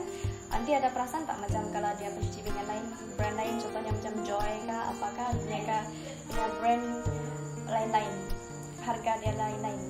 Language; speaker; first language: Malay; non-native, local second language; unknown